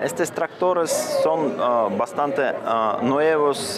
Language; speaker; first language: Spanish; non-native, learner; Russian